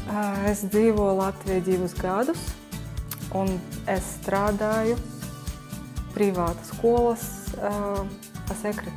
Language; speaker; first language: Latvian; non-native, learner; Russian